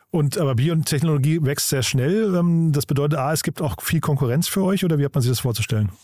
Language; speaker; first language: German; native; German